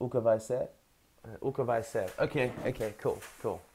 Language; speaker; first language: Portuguese; non-native, learner; English